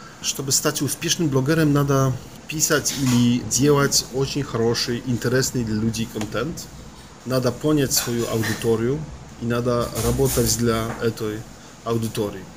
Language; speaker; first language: Russian; non-native, learner; Polish